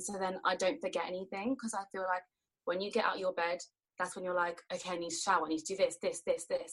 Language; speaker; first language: English; native; English